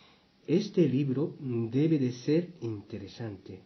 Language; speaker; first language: Spanish; non-native, fluent; Japanese